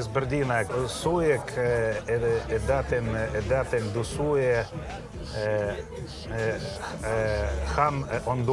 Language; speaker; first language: Basque; non-native, learner; Russian